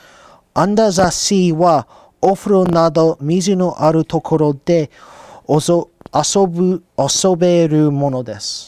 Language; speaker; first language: Japanese; non-native, learner; English